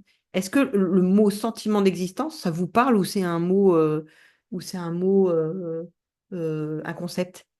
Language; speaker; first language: French; native; French